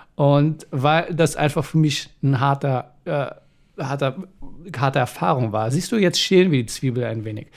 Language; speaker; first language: German; early bilingual, other home language; Persian